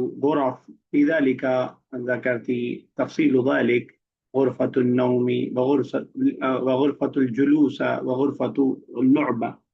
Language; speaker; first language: Arabic; non-native, fluent; Urdu